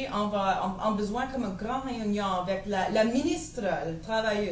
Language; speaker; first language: French; non-native, learner; English